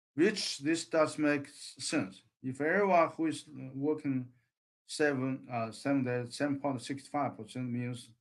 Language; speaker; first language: English; non-native, fluent; Chinese